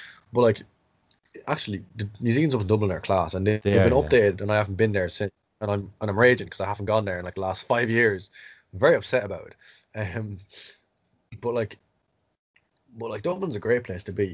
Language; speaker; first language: English; native; English